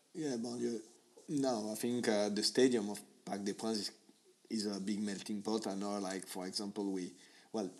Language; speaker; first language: English; non-native, fluent; French